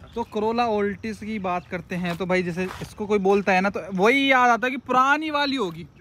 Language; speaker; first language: Hindi; native; Hindi